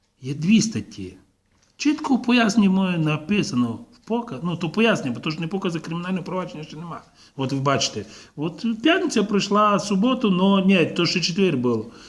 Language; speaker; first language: Ukrainian; native; Ukrainian